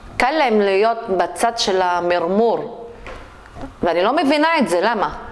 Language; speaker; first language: Hebrew; non-native, local second language; Arabic